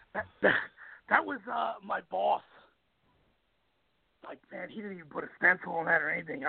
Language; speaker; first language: English; native; English